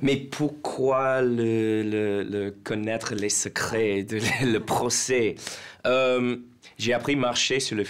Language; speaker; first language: French; non-native, learner; English